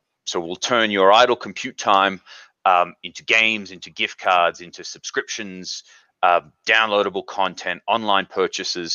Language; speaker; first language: English; native; English